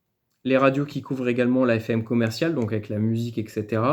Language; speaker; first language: French; native; French